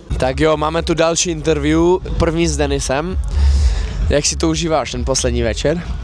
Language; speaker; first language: Czech; early bilingual, heritage; Czech